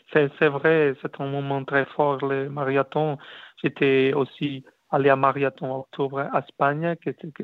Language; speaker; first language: French; non-native, learner; Portuguese